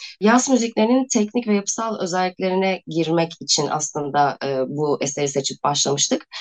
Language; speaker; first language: Turkish; native; Turkish